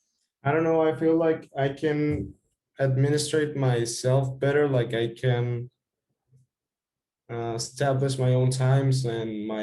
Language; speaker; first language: English; non-native, fluent; Spanish